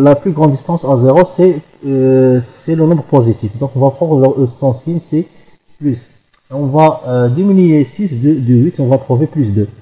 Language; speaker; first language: French; non-native, local second language; Arabic